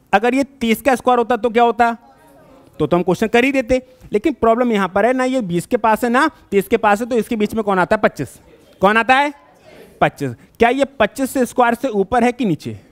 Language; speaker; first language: Hindi; native; Hindi